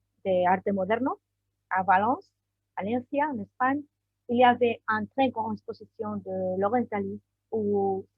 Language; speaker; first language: French; non-native, learner; Spanish